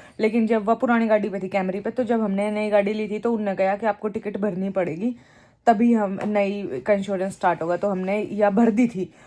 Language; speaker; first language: Hindi; native; Hindi